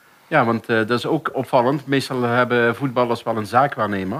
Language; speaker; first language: Dutch; native; Dutch